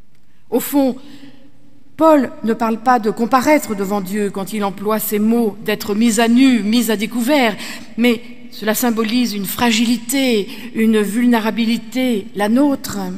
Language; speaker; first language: French; native; French